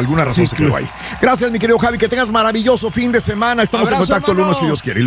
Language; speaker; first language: Spanish; native; Spanish